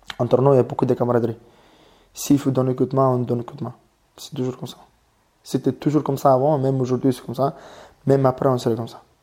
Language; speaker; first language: French; non-native, learner; Mongolian